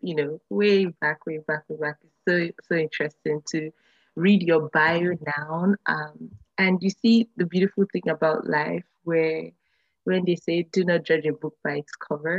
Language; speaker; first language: English; non-native, local second language; Yoruba